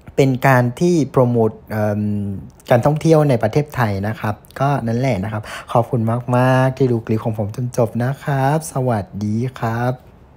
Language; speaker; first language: Thai; non-native, fluent; Vietnamese